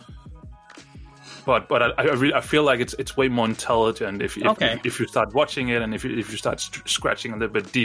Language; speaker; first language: English; non-native, fluent; Danish